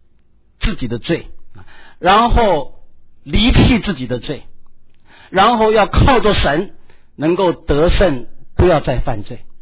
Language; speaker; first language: Chinese; native; Chinese